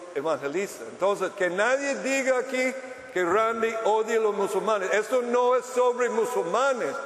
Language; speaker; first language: Spanish; non-native, fluent; English